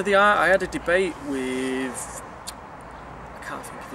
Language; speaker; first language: English; native; English